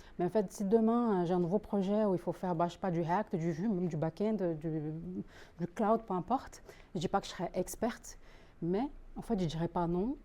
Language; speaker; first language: French; non-native, fluent; Portuguese